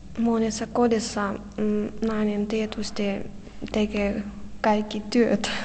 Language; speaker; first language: Finnish; non-native, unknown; Russian